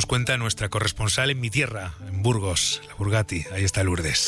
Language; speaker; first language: Spanish; native; Spanish